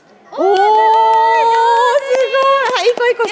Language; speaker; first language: Japanese; native; Japanese